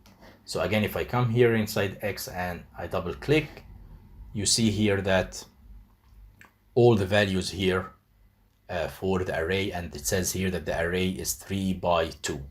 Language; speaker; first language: English; non-native, fluent; Arabic